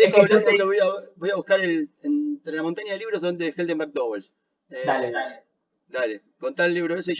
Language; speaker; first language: Spanish; native; Spanish